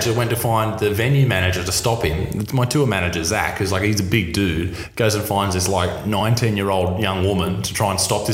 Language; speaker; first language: English; native; English